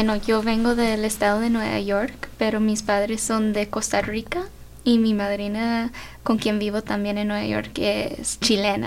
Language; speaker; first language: Spanish; early bilingual, heritage; Spanish